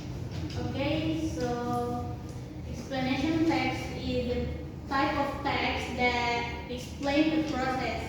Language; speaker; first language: English; non-native, learner; Indonesian